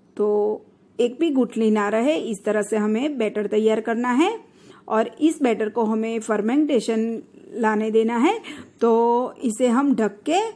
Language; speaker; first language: Hindi; non-native, local second language; Gujarati